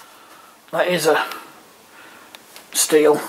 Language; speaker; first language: English; native; English